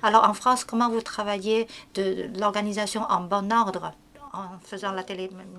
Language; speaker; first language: French; non-native, fluent; Chinese